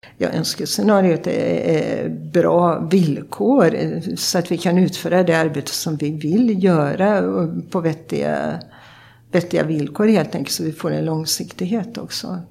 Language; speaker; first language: Swedish; native; Swedish